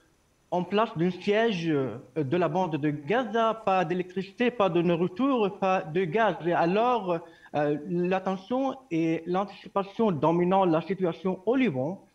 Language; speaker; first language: French; non-native, learner; Arabic